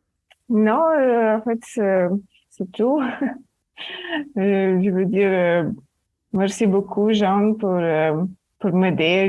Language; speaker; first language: French; non-native, learner; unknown